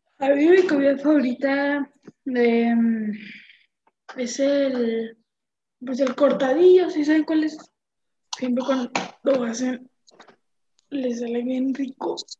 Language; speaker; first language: Spanish; native; Spanish